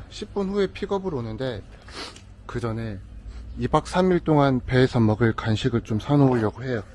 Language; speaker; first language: Korean; native; Korean